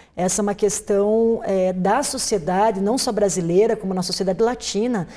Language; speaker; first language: Portuguese; native; Portuguese